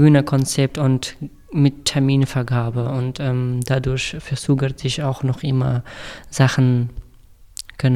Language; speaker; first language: German; non-native, fluent; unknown